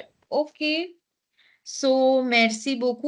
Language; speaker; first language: French; non-native, fluent; Hindi